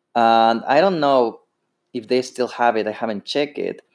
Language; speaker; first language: English; non-native, fluent; Spanish